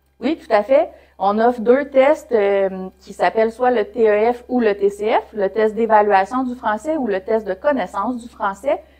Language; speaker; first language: French; native; French